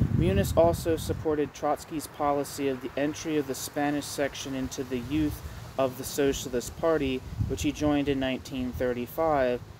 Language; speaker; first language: English; native; English